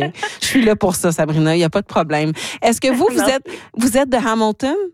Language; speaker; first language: French; native; French